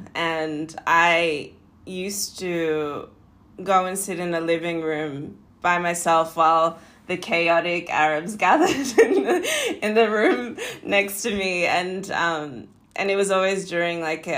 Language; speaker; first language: English; native; English